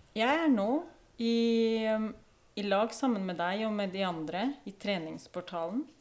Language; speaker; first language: Norwegian; non-native, fluent; Ukrainian